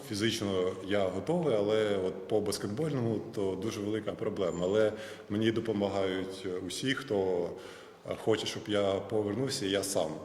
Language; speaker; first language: Ukrainian; non-native, local second language; Russian